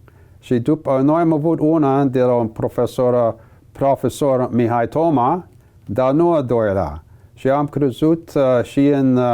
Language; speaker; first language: Romanian; early bilingual, heritage; English